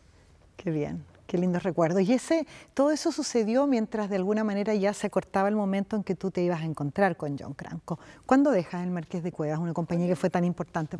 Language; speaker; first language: Spanish; native; Spanish